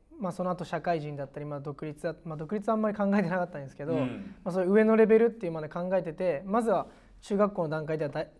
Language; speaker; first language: Japanese; native; Japanese